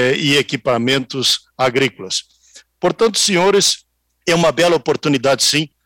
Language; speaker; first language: Portuguese; native; Portuguese